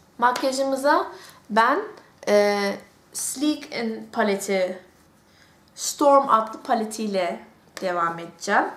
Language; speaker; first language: Turkish; early bilingual, heritage; Turkish